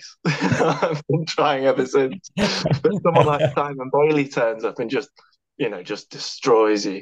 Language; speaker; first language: English; native; English